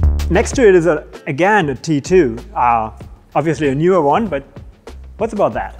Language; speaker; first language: English; non-native, fluent; German